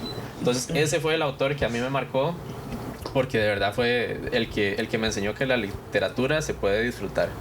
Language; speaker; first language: Spanish; native; Spanish